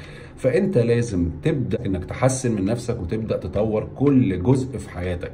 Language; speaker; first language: Arabic; native; Arabic